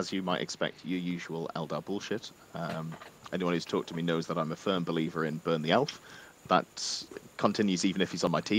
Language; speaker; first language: English; native; English